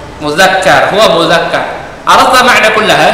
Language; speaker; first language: Arabic; non-native, fluent; Indonesian